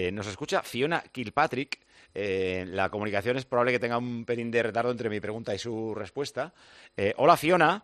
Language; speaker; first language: Spanish; native; Spanish